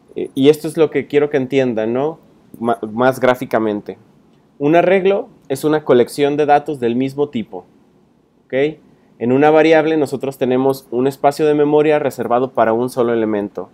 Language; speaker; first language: Spanish; native; Spanish